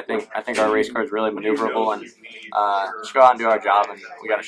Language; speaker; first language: English; native; English